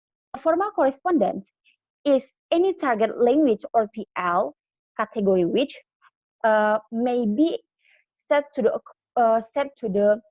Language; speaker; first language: English; non-native, learner; Indonesian